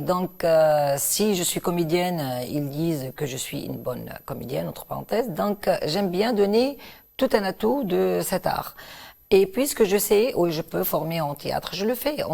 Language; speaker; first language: French; non-native, local second language; Arabic